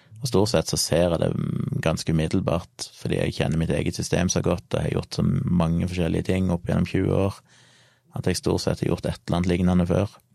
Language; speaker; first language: Norwegian; native; Norwegian